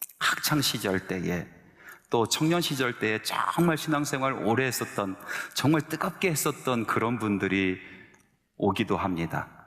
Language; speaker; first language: Korean; native; Korean